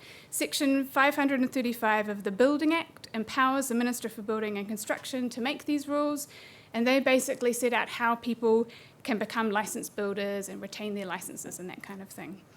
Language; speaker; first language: English; native; English